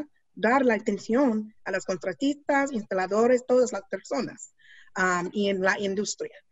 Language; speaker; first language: Spanish; non-native, learner; English